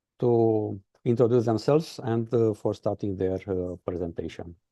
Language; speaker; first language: English; non-native, fluent; Romanian